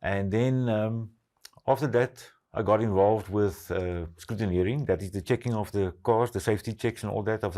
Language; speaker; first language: English; non-native, local second language; Afrikaans